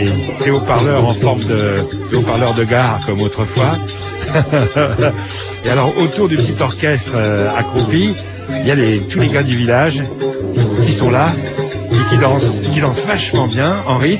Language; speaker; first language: French; native; French